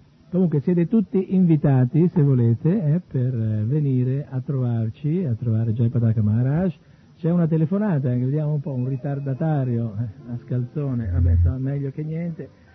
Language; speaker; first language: Italian; native; Italian